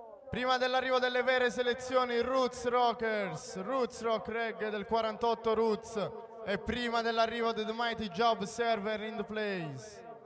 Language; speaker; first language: Italian; native; Italian